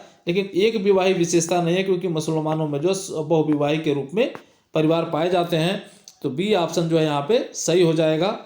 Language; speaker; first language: Hindi; native; Hindi